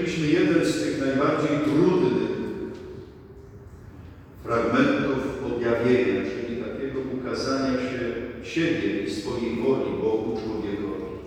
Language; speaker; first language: Polish; native; Polish